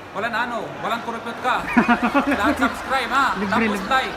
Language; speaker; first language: Filipino; non-native, learner; Arabic